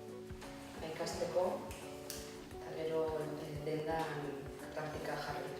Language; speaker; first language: Basque; non-native, learner; Spanish